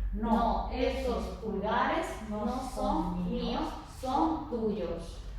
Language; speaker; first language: Spanish; non-native, learner; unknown